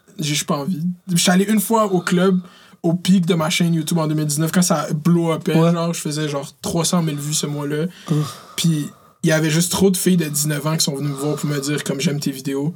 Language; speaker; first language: French; early bilingual, other home language; Arabic